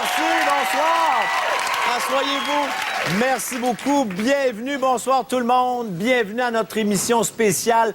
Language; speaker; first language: French; native; French